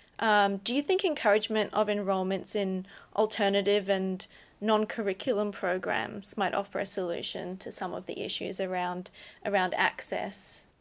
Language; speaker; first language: English; native; English